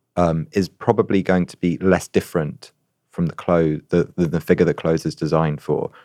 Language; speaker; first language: English; native; English